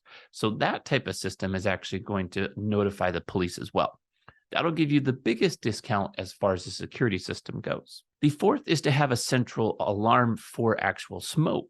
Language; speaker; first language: English; native; English